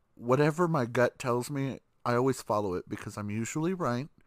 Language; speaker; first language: English; native; English